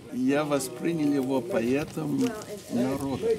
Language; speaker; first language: Russian; non-native, fluent; English